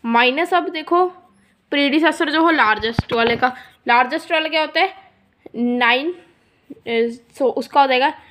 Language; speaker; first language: Hindi; non-native, local second language; Punjabi